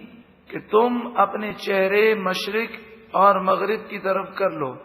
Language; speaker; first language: Urdu; native; Urdu